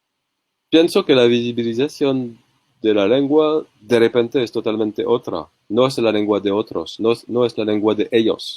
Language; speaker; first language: Spanish; non-native, learner; French